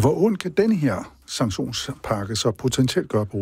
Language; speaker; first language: Danish; native; Danish